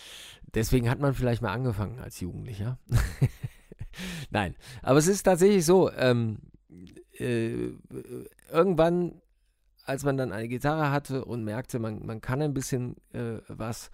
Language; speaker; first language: German; native; German